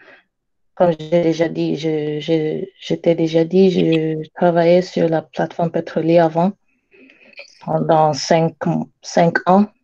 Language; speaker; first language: French; non-native, learner; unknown